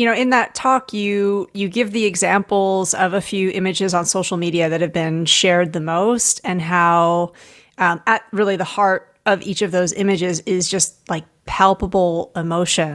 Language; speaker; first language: English; native; English